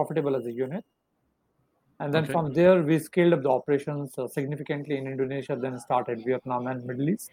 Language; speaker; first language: English; non-native, local second language; Hindi